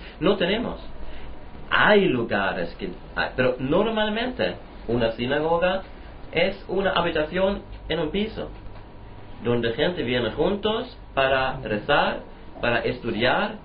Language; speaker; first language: Spanish; non-native, learner; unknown